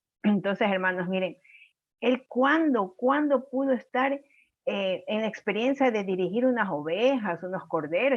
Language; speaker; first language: Spanish; native; Spanish